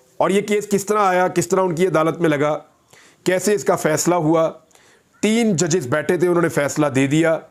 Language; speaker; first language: Urdu; non-native, local second language; Punjabi